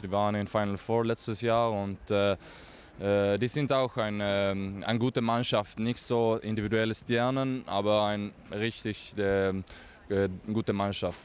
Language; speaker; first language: German; non-native, learner; Swedish